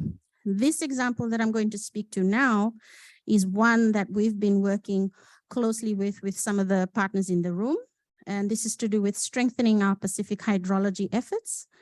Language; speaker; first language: English; non-native, local second language; Fijian